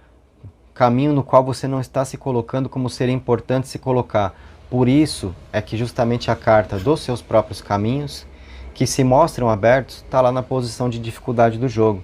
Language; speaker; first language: Portuguese; native; Portuguese